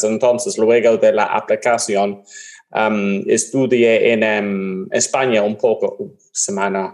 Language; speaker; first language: Spanish; non-native, learner; English